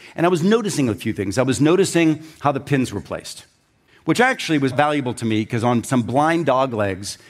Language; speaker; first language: English; native; English